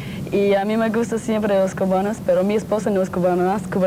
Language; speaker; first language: Spanish; non-native, learner; English